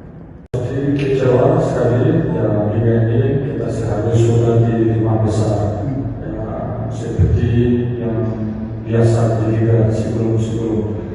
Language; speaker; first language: Indonesian; non-native, fluent; Portuguese